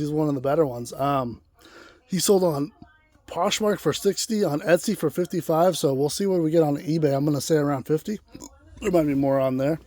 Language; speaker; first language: English; native; English